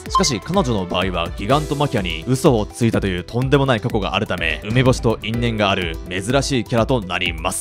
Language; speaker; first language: Japanese; native; Japanese